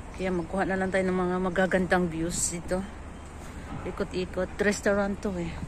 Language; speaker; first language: Filipino; non-native, local second language; Hiligaynon